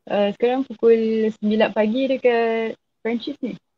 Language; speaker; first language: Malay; non-native, fluent; French